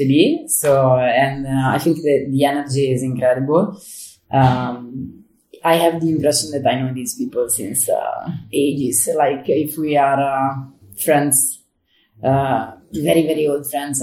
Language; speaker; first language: English; non-native, fluent; Italian